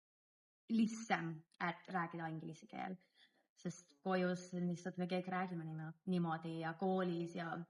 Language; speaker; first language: Estonian; early bilingual, heritage; English